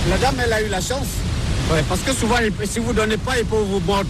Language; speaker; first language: French; non-native, fluent; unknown